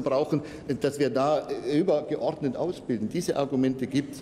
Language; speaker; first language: German; native; German